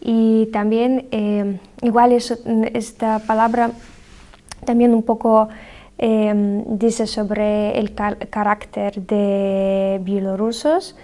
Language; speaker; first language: Spanish; non-native, learner; Belarusian